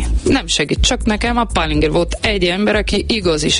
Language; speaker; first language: Hungarian; non-native, learner; Portuguese